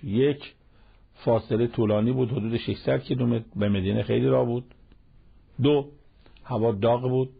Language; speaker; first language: Persian; native; Persian